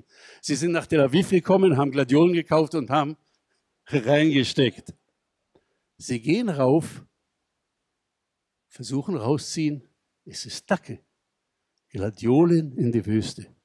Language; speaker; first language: German; non-native, fluent; Hebrew